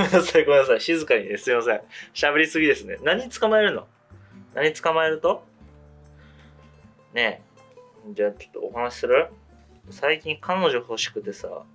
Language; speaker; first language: Japanese; native; Japanese